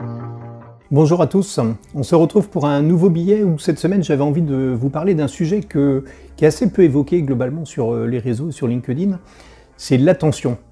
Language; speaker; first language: French; native; French